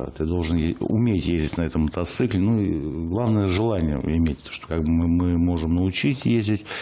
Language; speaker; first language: Russian; native; Russian